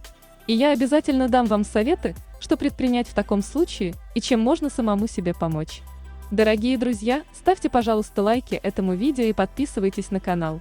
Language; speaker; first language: Russian; native; Russian